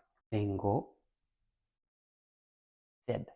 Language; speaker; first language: Spanish; non-native, fluent; Fula